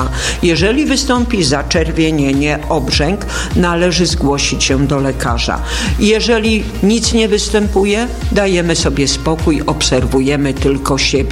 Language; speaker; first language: Polish; native; Polish